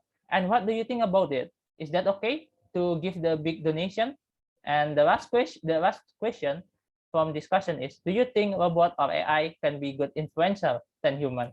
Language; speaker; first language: English; non-native, learner; Indonesian